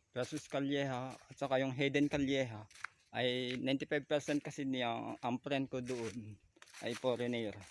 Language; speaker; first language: Filipino; native; Filipino